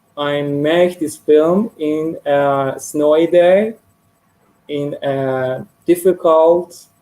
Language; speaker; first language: English; non-native, learner; Persian